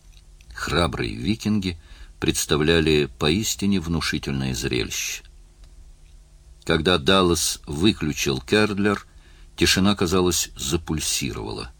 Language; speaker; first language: Russian; native; Russian